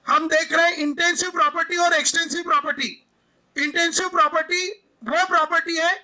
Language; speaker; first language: Hindi; non-native, local second language; Marathi